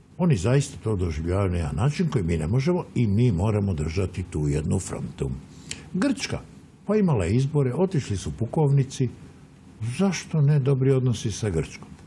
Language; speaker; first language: Croatian; native; Croatian